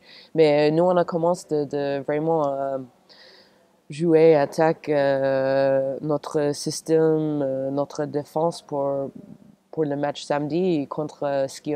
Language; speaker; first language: French; non-native, fluent; English